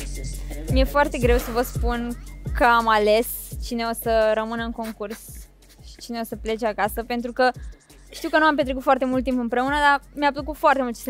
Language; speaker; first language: Romanian; native; Romanian